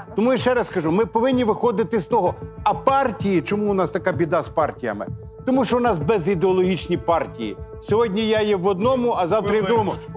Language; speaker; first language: Ukrainian; native; Ukrainian